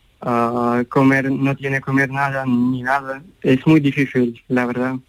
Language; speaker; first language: Spanish; non-native, learner; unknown